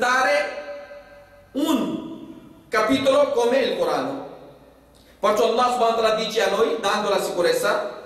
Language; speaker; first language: Italian; non-native, fluent; Urdu